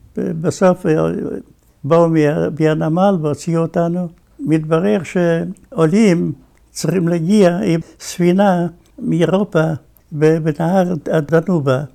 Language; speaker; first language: Hebrew; non-native, fluent; Yiddish